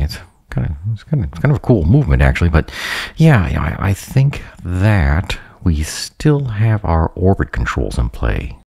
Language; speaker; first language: English; native; English